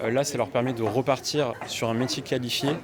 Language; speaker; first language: French; native; French